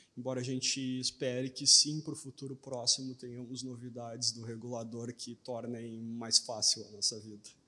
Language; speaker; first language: Portuguese; native; Portuguese